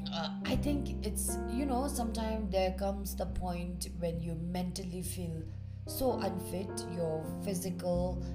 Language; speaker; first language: English; non-native, fluent; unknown